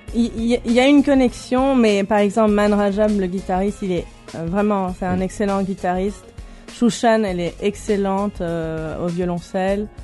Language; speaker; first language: French; non-native, local second language; Armenian